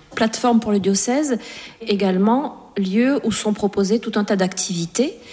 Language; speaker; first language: French; native; French